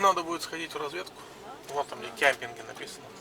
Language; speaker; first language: Russian; native; Russian